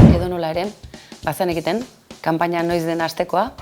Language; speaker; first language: Basque; native; Basque